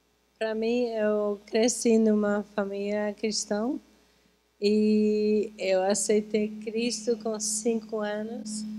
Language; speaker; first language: Portuguese; non-native, fluent; English